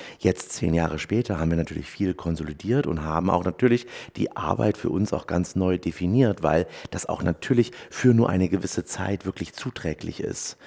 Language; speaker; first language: German; native; German